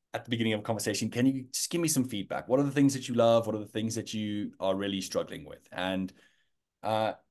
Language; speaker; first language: English; native; English